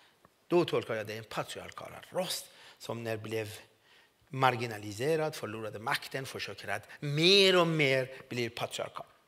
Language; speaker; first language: Swedish; non-native, fluent; Persian